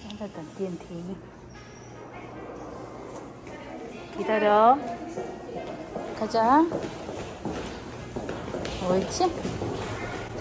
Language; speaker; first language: Korean; non-native, fluent; Chinese